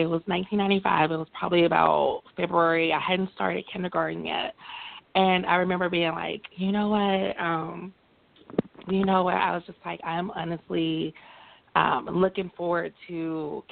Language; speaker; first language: English; native; English